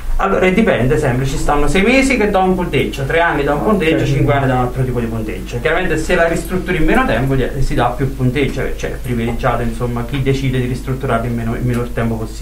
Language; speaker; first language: Italian; native; Italian